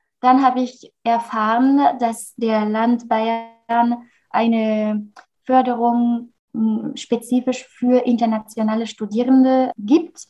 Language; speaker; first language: German; non-native, fluent; French